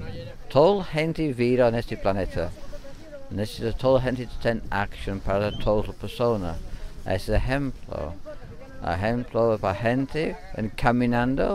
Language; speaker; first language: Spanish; non-native, learner; English